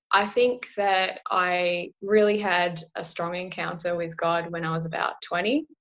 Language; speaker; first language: English; native; English